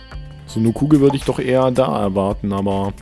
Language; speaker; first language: German; native; German